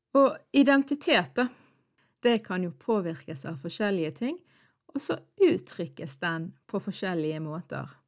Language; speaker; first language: Norwegian; early bilingual, other home language; Arabic